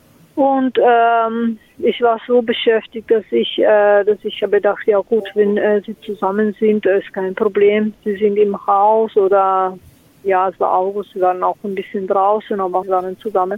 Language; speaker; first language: German; non-native, fluent; Italian